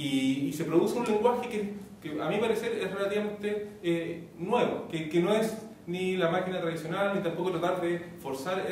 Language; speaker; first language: Spanish; native; Spanish